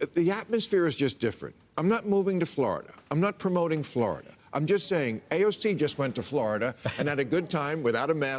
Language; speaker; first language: English; native; English